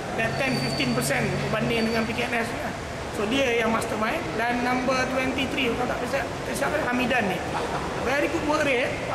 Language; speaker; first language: Malay; native; Malay